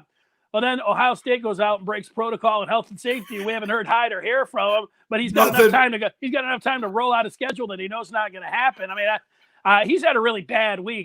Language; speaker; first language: English; native; English